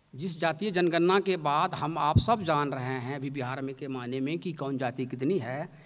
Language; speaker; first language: Hindi; native; Hindi